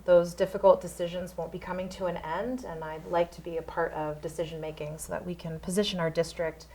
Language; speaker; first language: English; native; English